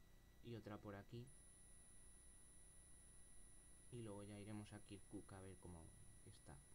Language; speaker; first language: Spanish; native; Spanish